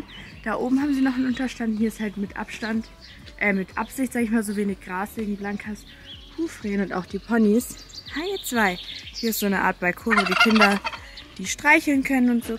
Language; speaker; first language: German; native; German